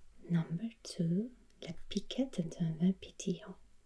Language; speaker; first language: French; non-native, fluent; German